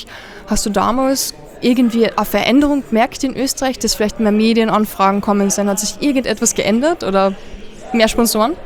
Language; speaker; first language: German; native; German